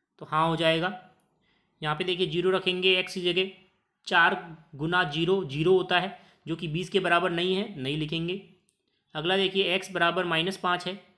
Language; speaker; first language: Hindi; native; Hindi